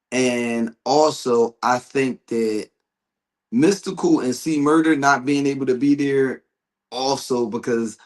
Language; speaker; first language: English; native; English